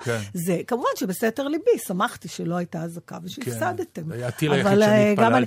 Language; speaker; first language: Hebrew; native; Hebrew